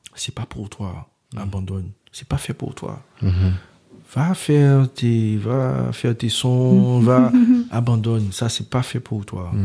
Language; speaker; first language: French; early bilingual, other home language; Haitian Creole